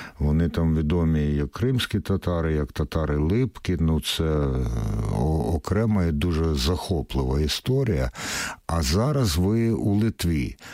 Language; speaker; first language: Ukrainian; native; Ukrainian